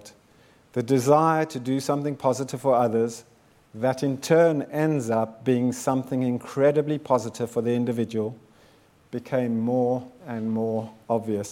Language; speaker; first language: English; native; English